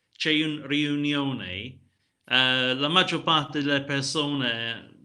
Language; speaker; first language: Italian; non-native, learner; English